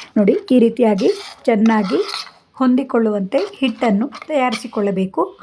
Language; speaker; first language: Kannada; non-native, local second language; Konkani